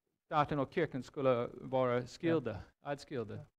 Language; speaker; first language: Swedish; non-native, fluent; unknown